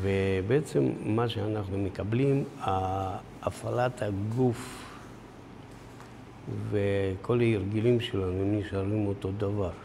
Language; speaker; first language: Hebrew; non-native, fluent; Russian